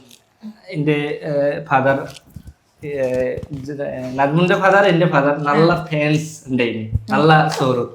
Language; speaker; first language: Malayalam; non-native, learner; Hindi